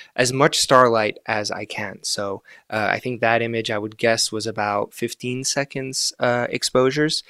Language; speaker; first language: English; early bilingual, other home language; Arabic